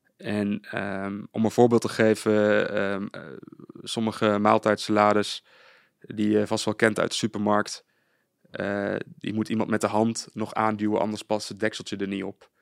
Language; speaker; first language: Dutch; native; Dutch